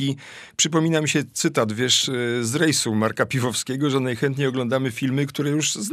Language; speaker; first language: Polish; native; Polish